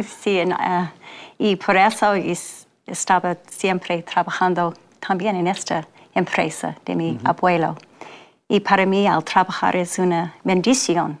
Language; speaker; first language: Spanish; non-native, fluent; English